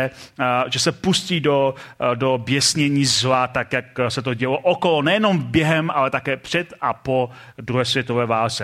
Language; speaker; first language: Czech; native; Czech